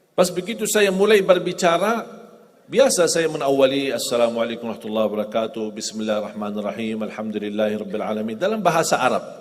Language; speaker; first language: Indonesian; non-native, fluent; Arabic